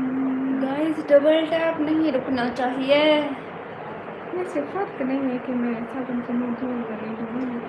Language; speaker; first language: Hindi; non-native, local second language; Punjabi